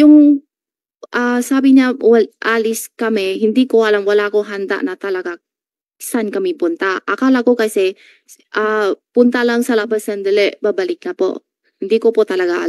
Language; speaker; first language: Filipino; non-native, learner; Chinese